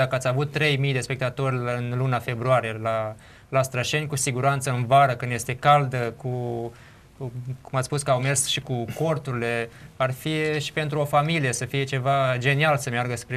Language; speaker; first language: Romanian; native; Romanian